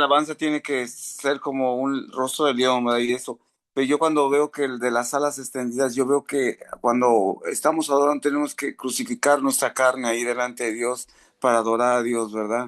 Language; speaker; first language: Spanish; native; Spanish